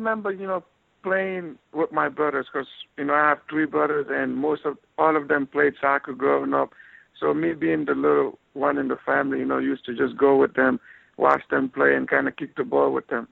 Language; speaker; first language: English; non-native, fluent; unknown